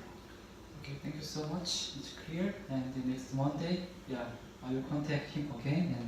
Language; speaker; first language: English; non-native, learner; Korean